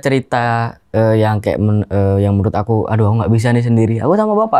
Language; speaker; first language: Indonesian; non-native, local second language; Javanese